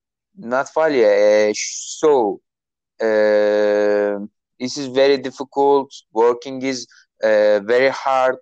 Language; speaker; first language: English; non-native, learner; Turkish